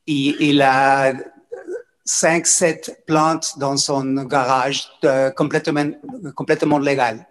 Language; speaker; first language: French; non-native, fluent; English